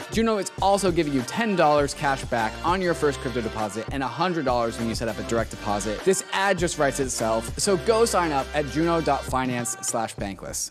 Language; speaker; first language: English; native; English